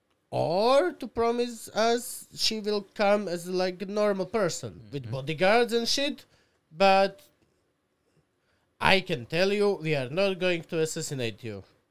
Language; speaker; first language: English; non-native, fluent; Slovak